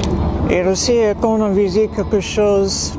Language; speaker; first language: French; non-native, learner; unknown